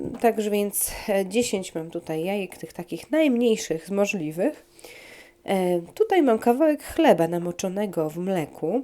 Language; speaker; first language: Polish; native; Polish